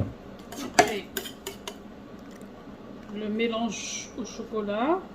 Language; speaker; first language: French; non-native, fluent; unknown